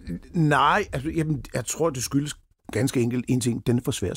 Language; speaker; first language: Danish; native; Danish